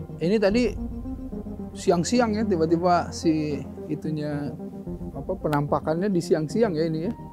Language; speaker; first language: Indonesian; non-native, local second language; Sundanese